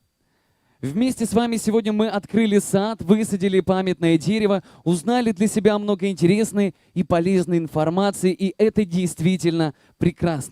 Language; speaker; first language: Russian; native; Russian